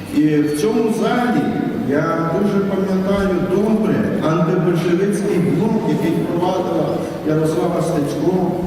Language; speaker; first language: Ukrainian; native; Ukrainian